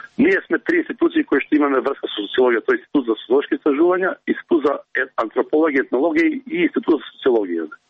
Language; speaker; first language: Macedonian; native; Macedonian